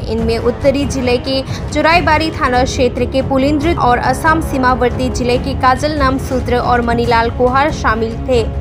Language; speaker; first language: Hindi; non-native, local second language; Bangla